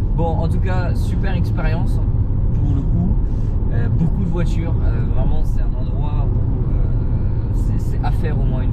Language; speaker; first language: French; native; French